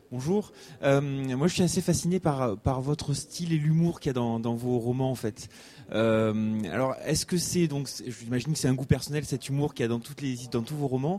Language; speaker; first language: French; native; French